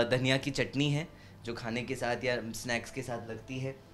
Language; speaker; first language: Hindi; native; Hindi